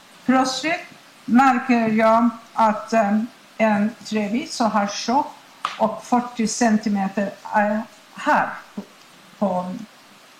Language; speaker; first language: Swedish; non-native, fluent; Persian